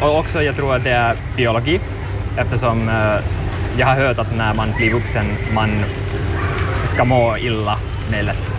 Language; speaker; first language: Swedish; non-native, learner; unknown